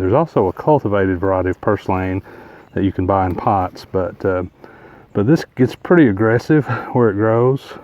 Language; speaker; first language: English; native; English